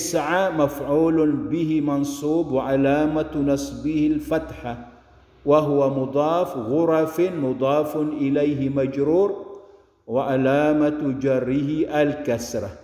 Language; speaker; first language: Arabic; non-native, fluent; Filipino